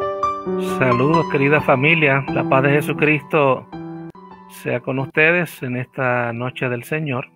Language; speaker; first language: Spanish; native; Spanish